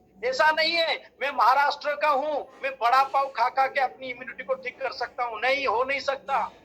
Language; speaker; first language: Hindi; non-native, local second language; Odia